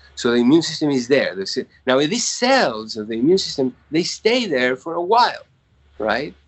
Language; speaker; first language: English; non-native, fluent; Spanish